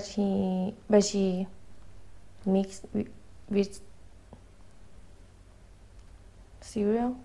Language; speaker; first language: English; non-native, learner; Thai